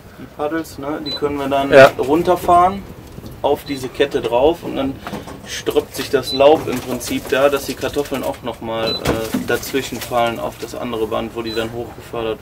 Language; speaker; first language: German; native; German